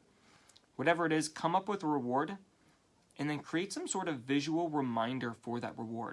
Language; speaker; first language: English; native; English